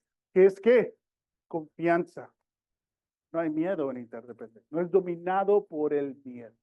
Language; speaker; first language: Spanish; early bilingual, heritage; Spanish